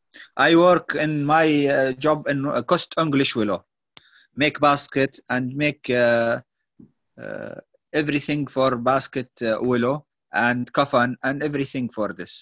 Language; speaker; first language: English; non-native, learner; Arabic